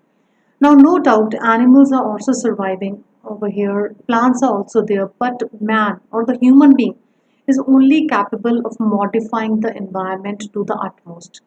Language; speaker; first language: English; non-native, local second language; Punjabi